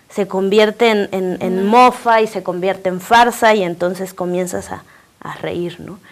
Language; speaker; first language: Spanish; native; Spanish